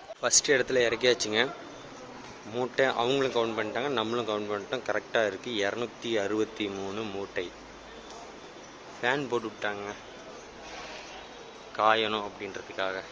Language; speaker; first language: Tamil; native; Tamil